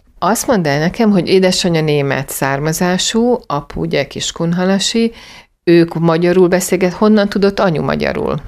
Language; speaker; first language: Hungarian; native; Hungarian